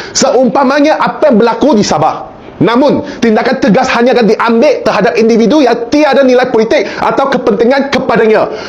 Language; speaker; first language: Malay; non-native, local second language; Chinese